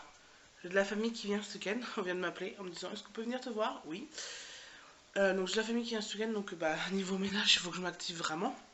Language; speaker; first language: French; native; French